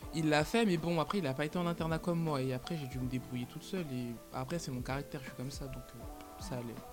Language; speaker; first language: French; native; French